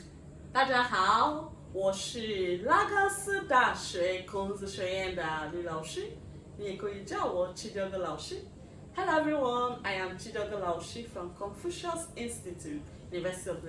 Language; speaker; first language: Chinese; non-native, learner; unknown